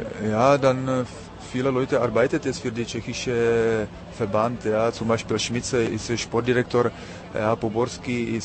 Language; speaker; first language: German; non-native, learner; Czech